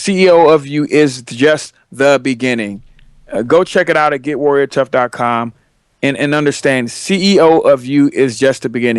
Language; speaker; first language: English; native; English